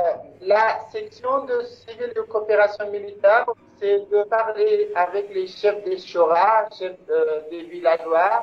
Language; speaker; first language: French; non-native, local second language; Persian